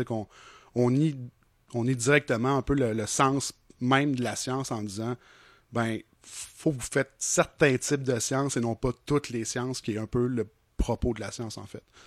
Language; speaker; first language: French; native; French